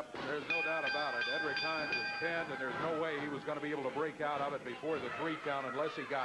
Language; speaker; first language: English; native; English